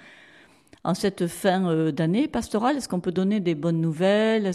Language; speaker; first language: French; native; French